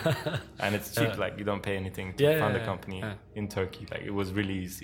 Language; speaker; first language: English; non-native, fluent; Turkish